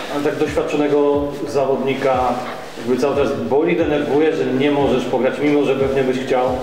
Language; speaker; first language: Polish; native; Polish